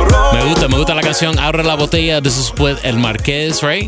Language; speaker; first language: English; early bilingual, other home language; Spanish